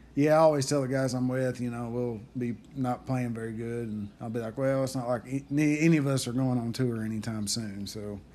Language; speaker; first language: English; native; English